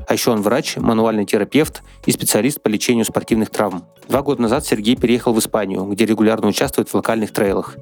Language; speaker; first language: Russian; native; Russian